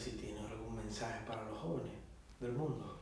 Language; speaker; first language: Spanish; native; Spanish